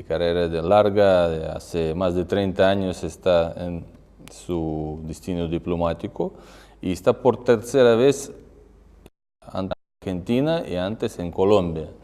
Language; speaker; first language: Spanish; non-native, fluent; Russian